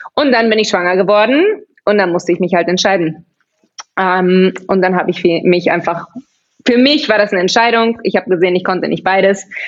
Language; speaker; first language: German; early bilingual, heritage; German